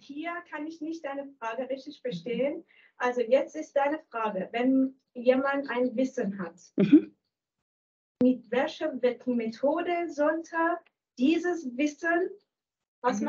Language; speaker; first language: German; non-native, learner; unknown